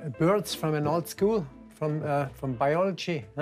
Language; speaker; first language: English; non-native, learner; German